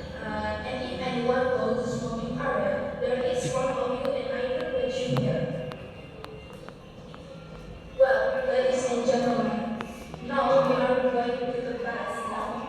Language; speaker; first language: English; non-native, learner; Indonesian